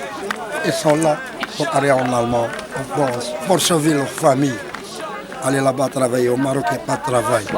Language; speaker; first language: French; non-native, local second language; Arabic